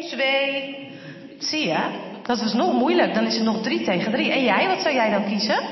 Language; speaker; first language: Dutch; native; Dutch